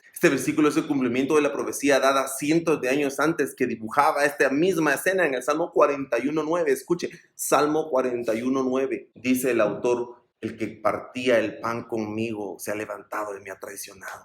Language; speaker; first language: Spanish; native; Spanish